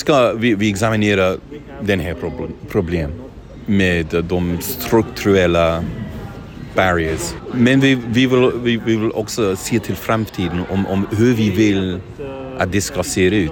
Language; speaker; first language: Swedish; non-native, fluent; English